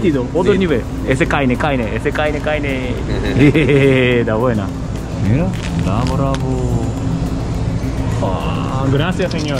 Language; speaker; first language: Spanish; non-native, learner; Japanese